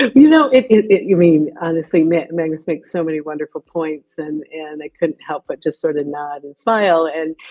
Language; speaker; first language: English; native; English